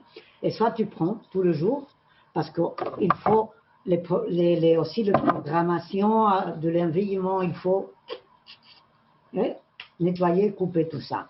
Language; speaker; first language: French; non-native, learner; Spanish